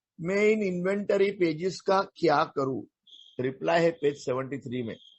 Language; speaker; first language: Hindi; non-native, local second language; Marathi